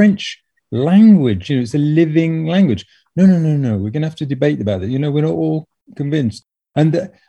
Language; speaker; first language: English; native; English